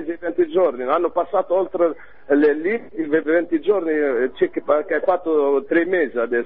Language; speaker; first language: Italian; non-native, learner; Arabic